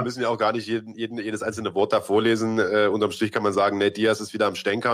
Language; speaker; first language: German; native; German